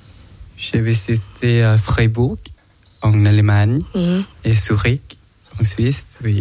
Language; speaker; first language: French; non-native, learner; Thai